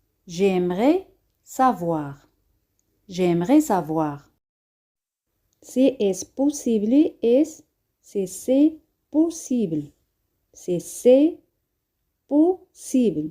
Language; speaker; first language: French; non-native, fluent; Spanish